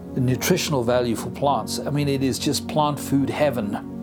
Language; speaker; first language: English; native; English